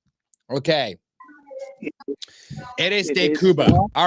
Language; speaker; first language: Spanish; non-native, learner; English